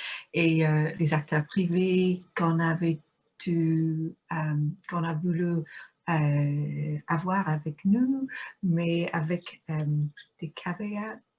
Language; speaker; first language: French; non-native, fluent; English